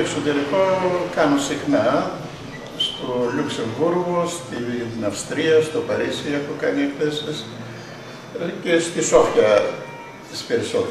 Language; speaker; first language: Greek; non-native, fluent; Bulgarian